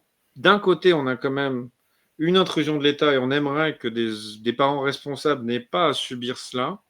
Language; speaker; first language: French; native; French